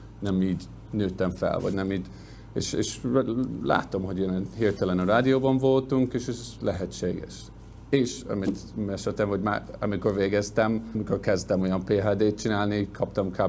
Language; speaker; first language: Hungarian; non-native, learner; English